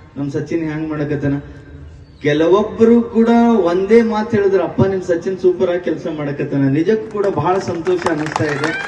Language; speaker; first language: Kannada; native; Kannada